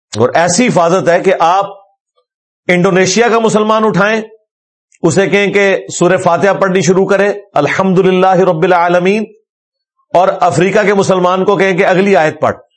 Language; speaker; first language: Urdu; non-native, local second language; Punjabi